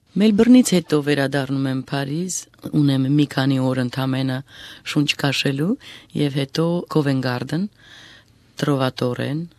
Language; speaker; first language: Armenian; native; Armenian